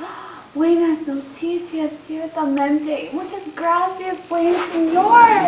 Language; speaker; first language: Spanish; non-native, learner; English